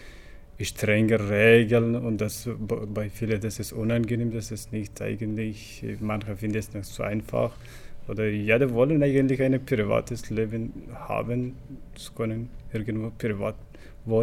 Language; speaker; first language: German; non-native, learner; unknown